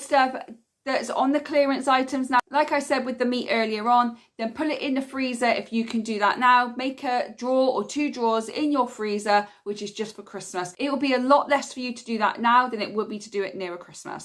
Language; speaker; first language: English; native; English